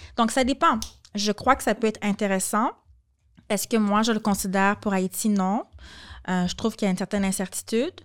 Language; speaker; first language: French; native; French